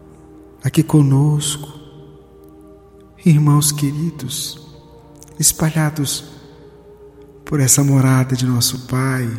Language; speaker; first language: Portuguese; native; Portuguese